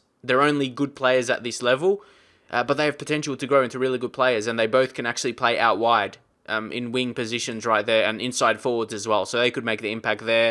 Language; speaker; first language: English; native; English